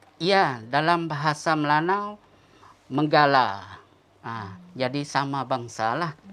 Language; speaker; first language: Malay; non-native, local second language; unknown